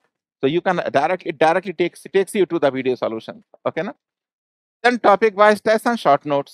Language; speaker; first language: English; non-native, local second language; Hindi